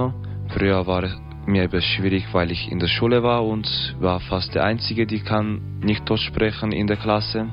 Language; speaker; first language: German; non-native, learner; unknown